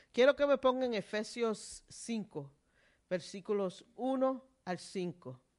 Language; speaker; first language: Spanish; early bilingual, heritage; Spanish